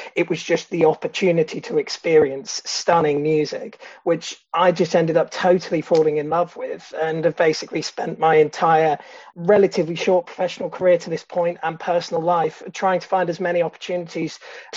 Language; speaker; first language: English; native; English